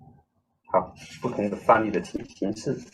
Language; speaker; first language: Chinese; native; Chinese